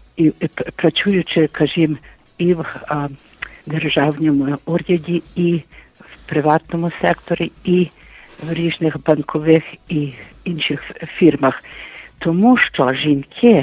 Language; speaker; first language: Ukrainian; early bilingual, heritage; Ukrainian